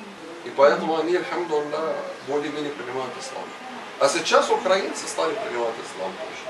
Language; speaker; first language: Russian; non-native, fluent; Arabic